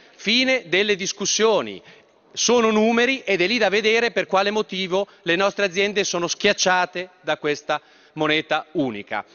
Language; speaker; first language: Italian; native; Italian